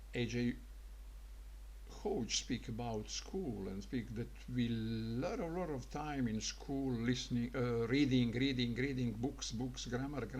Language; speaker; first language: English; non-native, learner; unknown